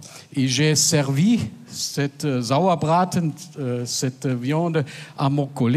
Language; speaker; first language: French; non-native, fluent; German